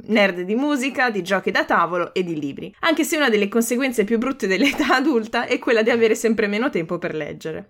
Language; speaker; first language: Italian; native; Italian